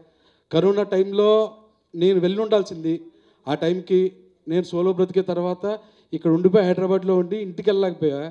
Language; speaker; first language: Telugu; native; Telugu